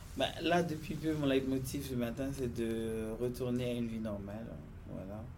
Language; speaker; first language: French; native; French